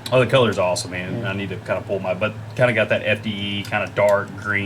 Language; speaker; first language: English; native; English